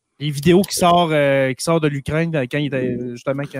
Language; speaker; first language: French; native; French